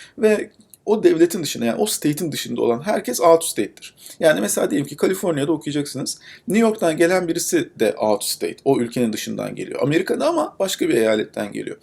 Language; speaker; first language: Turkish; native; Turkish